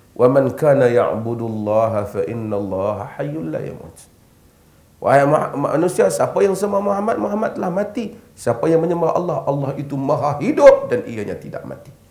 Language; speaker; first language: Malay; native; Malay